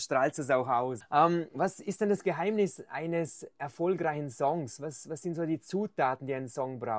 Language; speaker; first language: German; native; German